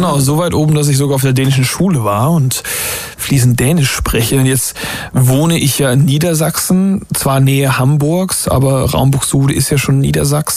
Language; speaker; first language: German; native; German